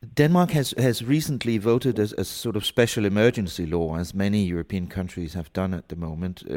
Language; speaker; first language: English; non-native, fluent; Danish